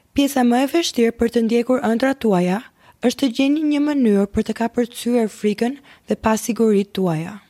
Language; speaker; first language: Albanian; early bilingual, heritage; Albanian